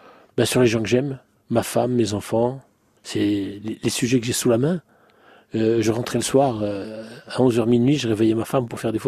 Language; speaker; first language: French; native; French